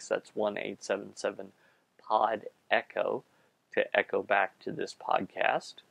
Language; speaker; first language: English; native; English